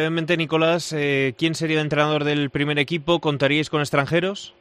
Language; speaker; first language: Spanish; native; Spanish